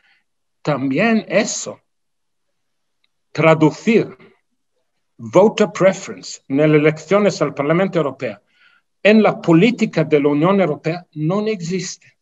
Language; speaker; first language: Spanish; non-native, fluent; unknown